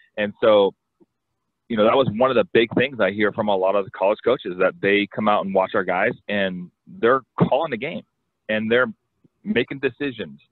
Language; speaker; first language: English; native; English